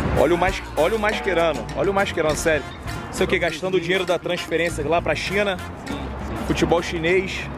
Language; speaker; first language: Portuguese; native; Portuguese